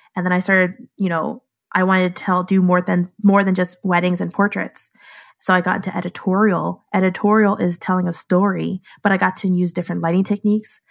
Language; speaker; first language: English; native; English